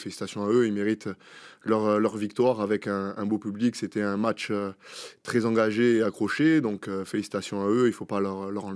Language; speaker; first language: French; native; French